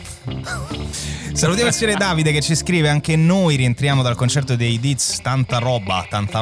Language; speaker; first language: Italian; native; Italian